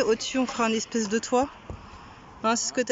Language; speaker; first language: French; native; French